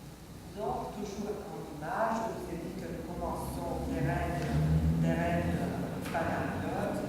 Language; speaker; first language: French; non-native, fluent; Romanian